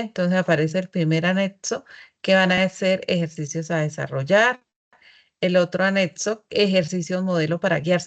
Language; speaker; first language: Spanish; native; Spanish